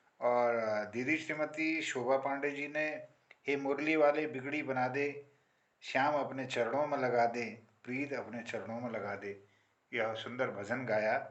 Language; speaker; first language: Hindi; non-native, local second language; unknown